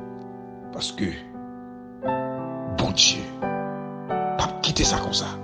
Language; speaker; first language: French; non-native, local second language; Haitian Creole